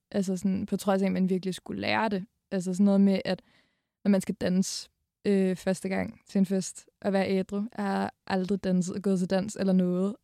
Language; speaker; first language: Danish; native; Danish